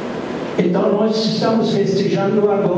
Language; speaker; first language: Portuguese; non-native, fluent; German